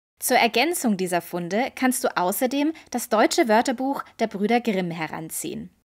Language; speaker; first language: German; native; German